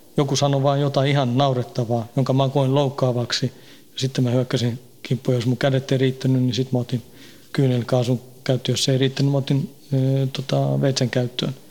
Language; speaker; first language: Finnish; early bilingual, heritage; Finnish